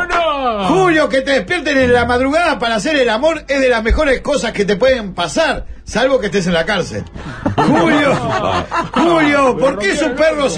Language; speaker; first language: Spanish; native; Spanish